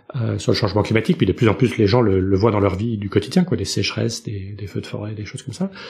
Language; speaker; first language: French; native; French